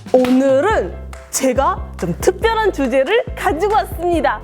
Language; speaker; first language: Korean; non-native, fluent; Chinese